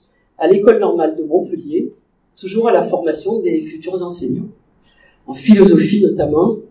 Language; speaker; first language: French; native; French